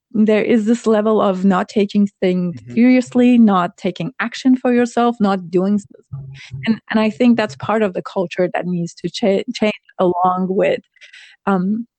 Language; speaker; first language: English; non-native, fluent; Persian